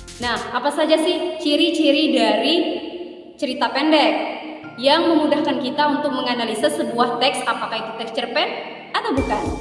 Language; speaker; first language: Indonesian; native; Indonesian